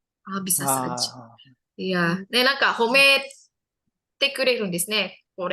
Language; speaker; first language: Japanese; non-native, fluent; Indonesian